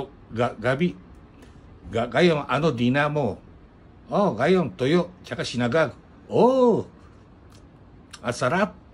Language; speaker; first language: Filipino; non-native, learner; Japanese